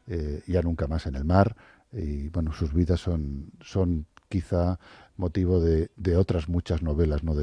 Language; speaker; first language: Spanish; native; Spanish